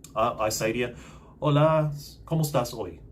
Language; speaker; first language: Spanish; non-native, fluent; English